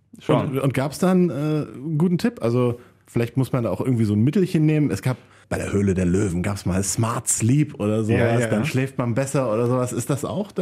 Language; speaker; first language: German; native; German